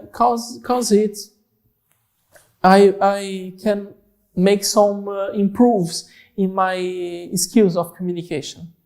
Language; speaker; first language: English; non-native, learner; Portuguese